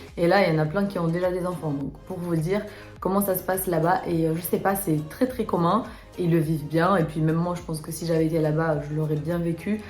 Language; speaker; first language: French; early bilingual, other home language; Romanian